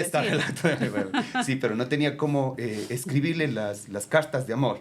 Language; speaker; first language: Spanish; native; Spanish